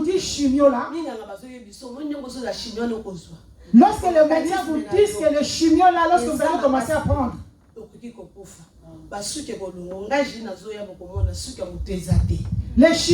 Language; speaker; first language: French; non-native, local second language; Lingala